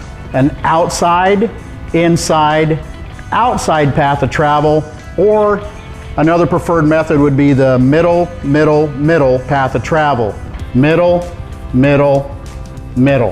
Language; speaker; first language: English; native; English